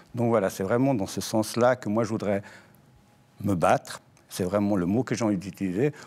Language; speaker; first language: French; native; French